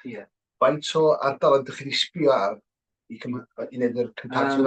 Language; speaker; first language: Welsh; native; Welsh